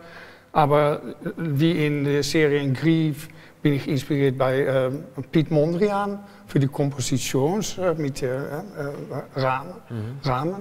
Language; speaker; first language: German; non-native, fluent; Dutch